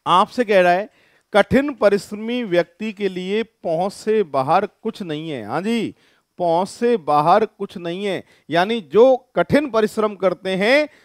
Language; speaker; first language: Hindi; native; Hindi